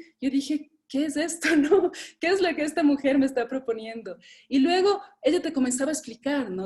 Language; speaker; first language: Spanish; native; Spanish